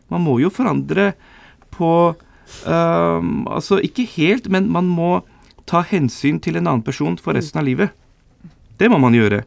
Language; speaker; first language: Norwegian; early bilingual, other home language; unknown